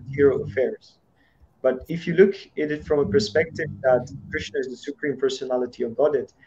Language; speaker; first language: English; non-native, fluent; Slovak